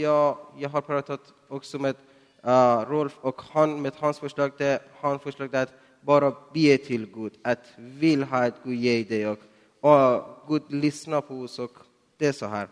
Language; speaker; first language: Swedish; non-native, learner; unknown